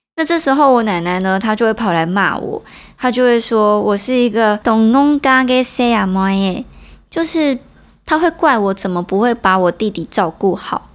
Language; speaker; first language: Chinese; non-native, local second language; Hakka Chinese